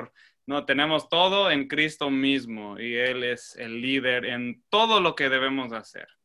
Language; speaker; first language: Spanish; non-native, fluent; English